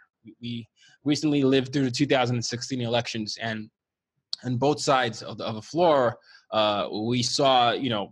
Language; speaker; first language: English; non-native, local second language; Yoruba